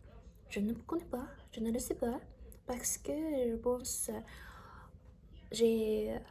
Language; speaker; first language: French; non-native, learner; Chinese